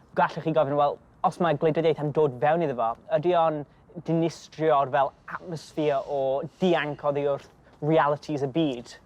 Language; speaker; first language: Welsh; non-native, local second language; English